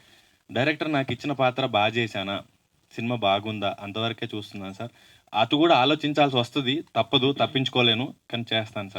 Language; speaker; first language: Telugu; native; Telugu